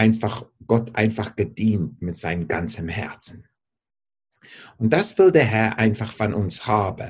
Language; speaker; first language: German; non-native, fluent; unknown